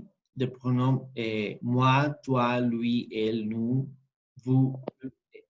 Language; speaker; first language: French; non-native, fluent; Spanish